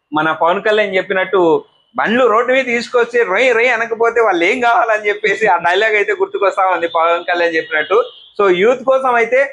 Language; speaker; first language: Telugu; native; Telugu